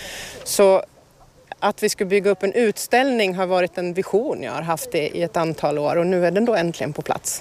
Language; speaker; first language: Swedish; native; Swedish